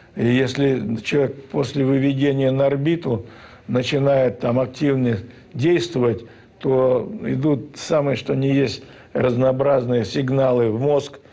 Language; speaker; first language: Russian; native; Russian